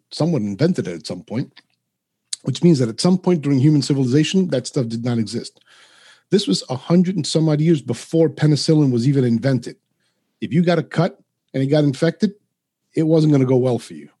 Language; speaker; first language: English; early bilingual, other home language; Spanish